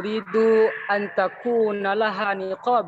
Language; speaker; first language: Arabic; non-native, learner; Indonesian